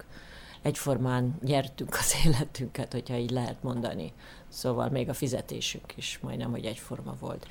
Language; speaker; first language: Hungarian; early bilingual, heritage; Hungarian